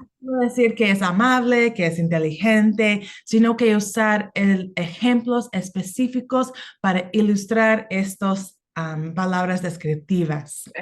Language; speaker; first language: Spanish; non-native, fluent; English